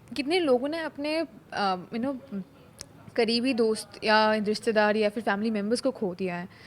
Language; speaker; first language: Hindi; non-native, local second language; Bangla